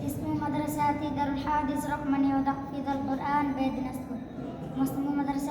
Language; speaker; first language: Arabic; non-native, learner; Bangla